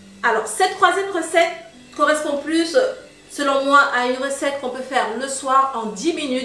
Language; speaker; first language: French; native; French